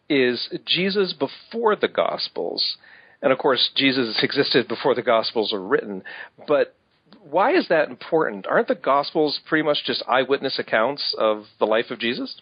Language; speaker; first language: English; native; English